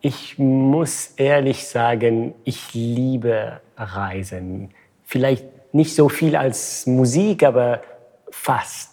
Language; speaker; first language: German; non-native, fluent; French